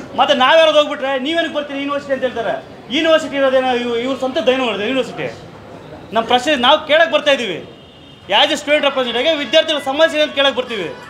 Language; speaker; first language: Kannada; native; Kannada